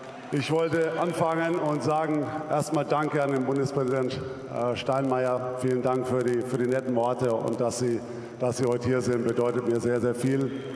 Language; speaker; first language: German; native; German